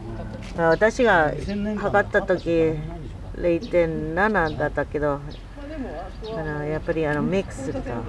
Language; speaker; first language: Japanese; non-native, learner; English